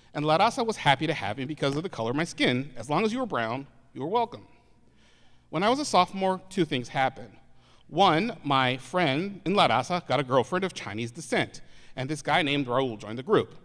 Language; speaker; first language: English; native; English